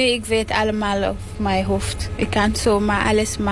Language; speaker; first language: Dutch; non-native, learner; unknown